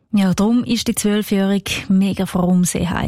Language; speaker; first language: German; native; German